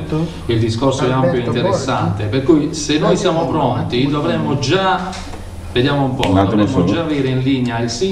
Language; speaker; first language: Italian; native; Italian